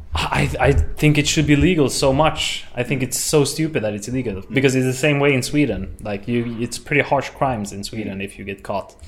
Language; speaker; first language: English; non-native, fluent; Swedish